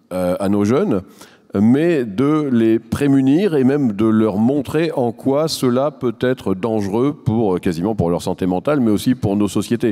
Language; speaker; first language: French; native; French